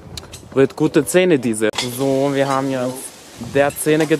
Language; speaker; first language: German; native; German